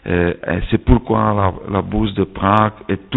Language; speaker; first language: French; non-native, fluent; Czech